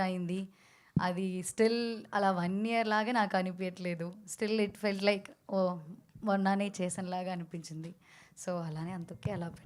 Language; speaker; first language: Telugu; non-native, fluent; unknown